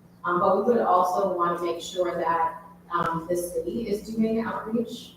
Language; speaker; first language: English; native; English